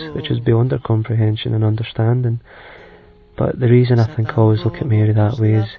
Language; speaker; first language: English; native; English